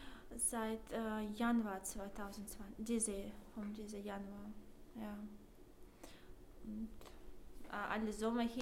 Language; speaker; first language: German; non-native, learner; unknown